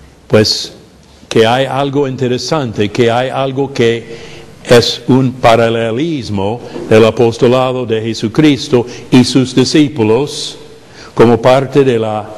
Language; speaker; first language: Spanish; non-native, fluent; English